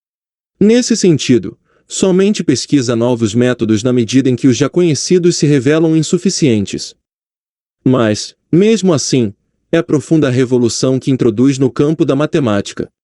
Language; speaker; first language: Portuguese; native; Portuguese